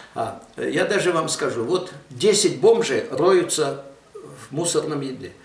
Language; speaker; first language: Russian; non-native, local second language; Armenian